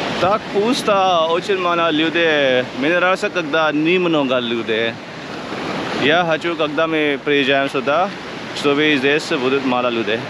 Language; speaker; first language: Russian; non-native, learner; Hindi